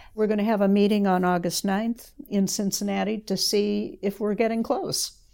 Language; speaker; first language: English; native; English